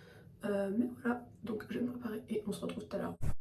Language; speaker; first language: French; native; French